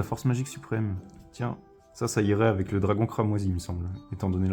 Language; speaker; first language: French; native; French